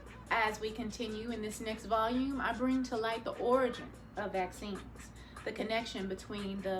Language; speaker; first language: English; native; English